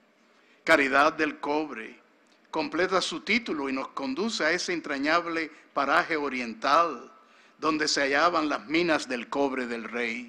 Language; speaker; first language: Spanish; native; Spanish